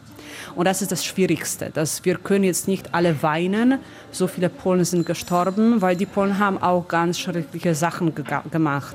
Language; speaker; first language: German; non-native, fluent; Polish